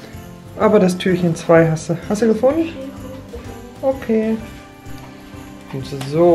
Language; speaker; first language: German; native; German